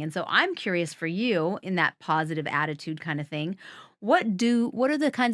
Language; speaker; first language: English; native; English